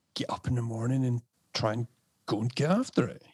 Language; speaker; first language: English; native; English